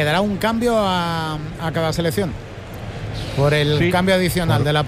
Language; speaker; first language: Spanish; native; Spanish